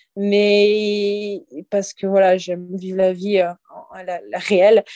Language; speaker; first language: French; native; French